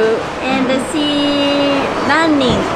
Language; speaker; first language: English; non-native, learner; Japanese